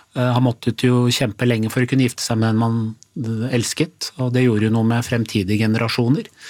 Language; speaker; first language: Norwegian; early bilingual, other home language; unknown